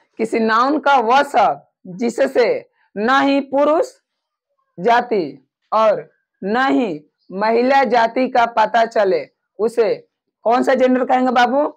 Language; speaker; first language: Hindi; native; Hindi